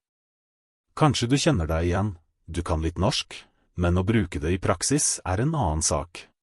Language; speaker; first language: Norwegian; non-native, fluent; Russian